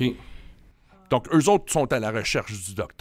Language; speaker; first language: French; native; French